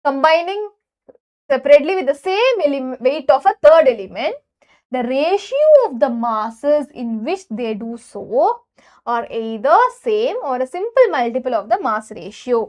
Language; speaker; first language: English; non-native, local second language; Tamil